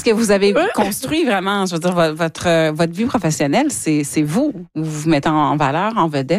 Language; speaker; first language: French; native; French